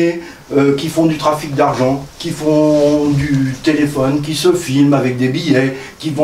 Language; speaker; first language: French; native; French